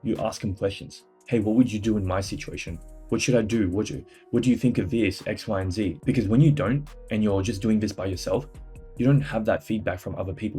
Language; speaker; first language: English; native; English